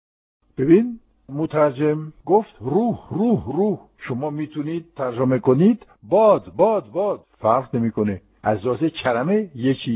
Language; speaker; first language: Persian; non-native, fluent; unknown